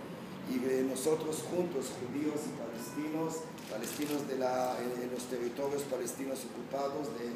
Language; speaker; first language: Spanish; non-native, fluent; Hebrew